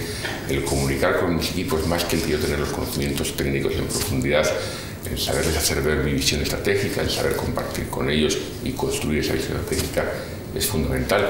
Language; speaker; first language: Spanish; native; Spanish